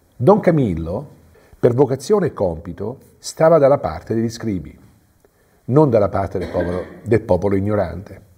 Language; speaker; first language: Italian; native; Italian